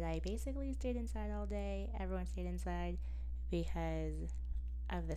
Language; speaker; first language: English; native; English